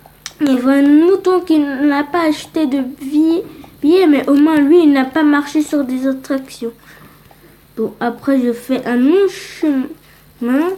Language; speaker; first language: French; early bilingual, other home language; Polish